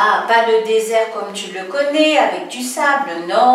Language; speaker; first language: French; native; French